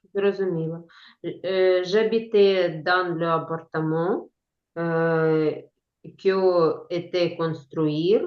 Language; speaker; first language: French; non-native, learner; Ukrainian